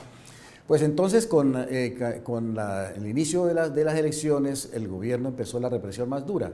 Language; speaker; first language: Spanish; native; Spanish